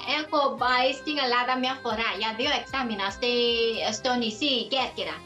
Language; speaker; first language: Greek; non-native, fluent; Chinese